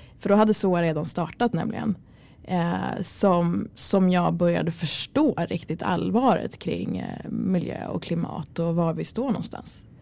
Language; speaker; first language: Swedish; early bilingual, other home language; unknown